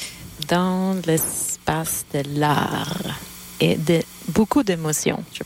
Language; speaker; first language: French; non-native, learner; Swedish